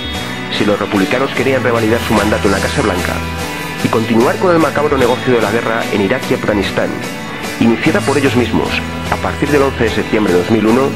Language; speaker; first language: Spanish; native; Spanish